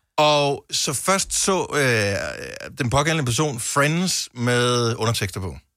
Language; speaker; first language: Danish; native; Danish